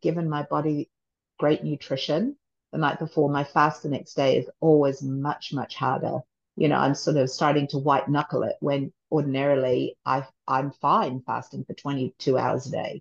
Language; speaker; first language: English; native; English